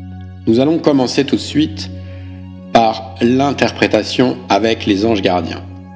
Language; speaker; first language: French; native; French